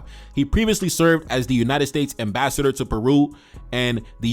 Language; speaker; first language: English; native; English